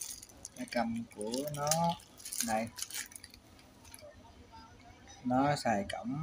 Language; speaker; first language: Vietnamese; native; Vietnamese